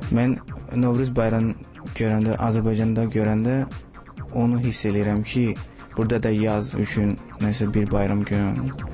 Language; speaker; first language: Azerbaijani; non-native, learner; Tamil